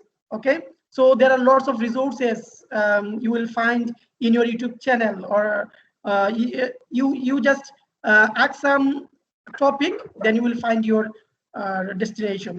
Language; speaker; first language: English; non-native, fluent; Bangla